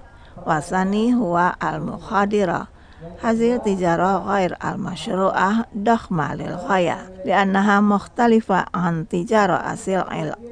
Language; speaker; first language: Arabic; non-native, fluent; Indonesian